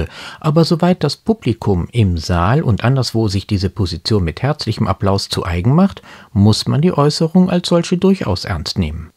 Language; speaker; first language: German; native; German